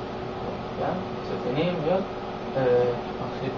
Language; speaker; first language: French; non-native, learner; Spanish